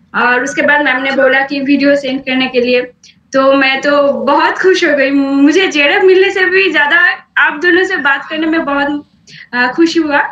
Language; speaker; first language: Hindi; non-native, local second language; Bangla